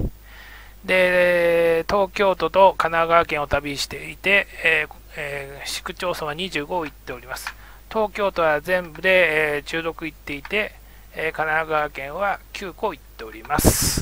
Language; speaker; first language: Japanese; native; Japanese